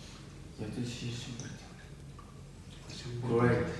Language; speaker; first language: Japanese; native; Japanese